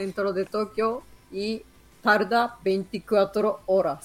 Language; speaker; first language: Spanish; non-native, learner; Japanese